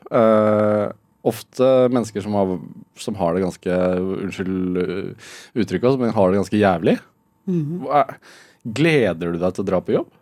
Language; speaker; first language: Norwegian; native; Norwegian